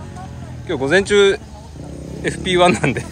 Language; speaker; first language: Japanese; native; Japanese